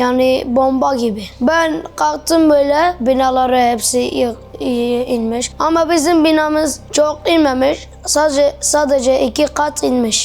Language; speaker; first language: Turkish; early bilingual, other home language; Arabic